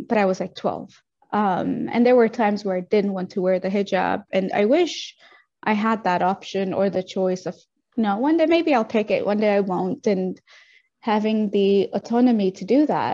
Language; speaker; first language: English; native; English